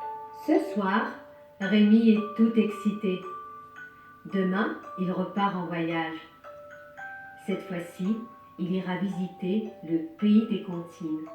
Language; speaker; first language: French; native; French